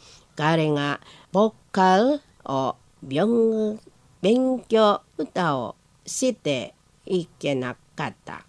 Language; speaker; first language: Japanese; non-native, learner; Indonesian